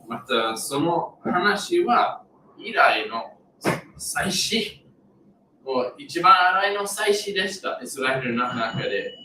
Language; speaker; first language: Japanese; non-native, learner; English